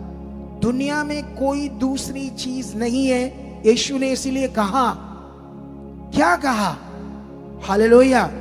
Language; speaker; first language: Hindi; native; Hindi